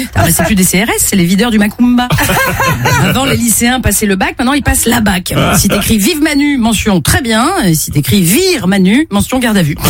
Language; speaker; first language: French; native; French